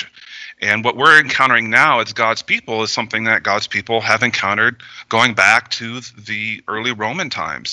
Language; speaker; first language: English; native; English